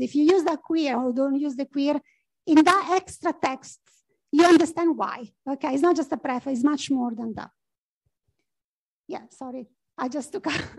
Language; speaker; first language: English; non-native, fluent; Italian